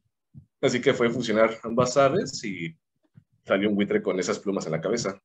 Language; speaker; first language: Spanish; native; Spanish